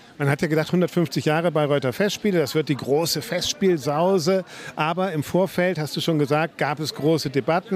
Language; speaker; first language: German; native; German